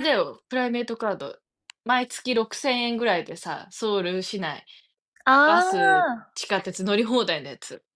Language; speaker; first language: Japanese; native; Japanese